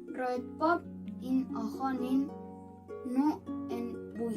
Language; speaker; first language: Welsh; non-native, learner; Spanish